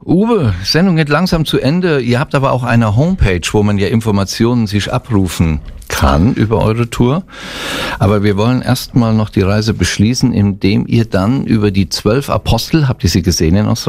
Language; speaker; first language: German; native; German